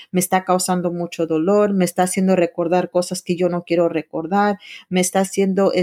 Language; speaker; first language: Spanish; early bilingual, heritage; Spanish